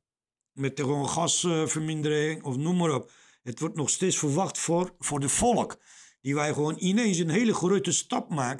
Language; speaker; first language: Dutch; non-native, learner; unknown